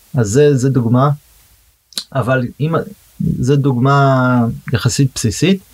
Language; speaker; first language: Hebrew; early bilingual, heritage; Hebrew